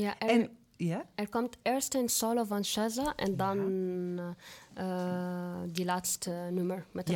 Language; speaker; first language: Dutch; non-native, fluent; Arabic